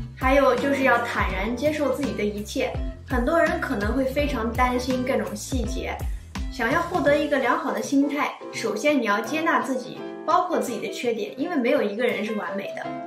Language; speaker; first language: Chinese; native; Chinese